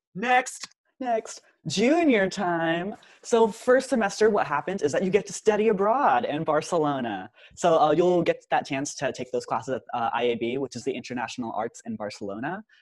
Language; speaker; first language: English; native; English